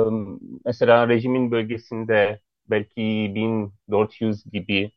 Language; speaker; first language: Turkish; non-native, fluent; Arabic